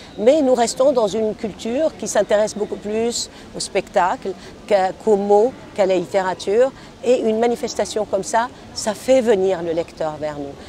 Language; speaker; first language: French; non-native, local second language; Arabic